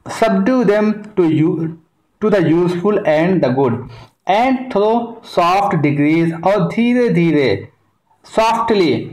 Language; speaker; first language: Hindi; native; Hindi